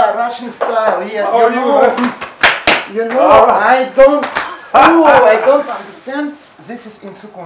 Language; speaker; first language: English; non-native, learner; Russian